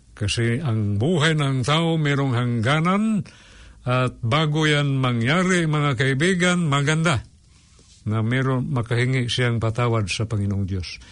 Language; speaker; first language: Filipino; non-native, local second language; Cebuano